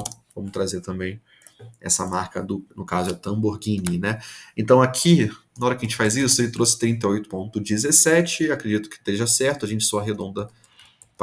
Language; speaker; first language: Portuguese; native; Portuguese